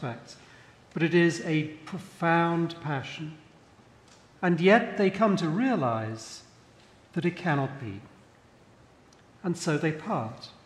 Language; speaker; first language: English; native; English